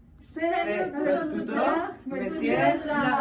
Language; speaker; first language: French; non-native, learner; Spanish